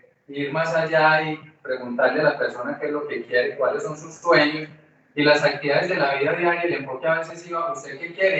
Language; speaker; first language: Spanish; native; Spanish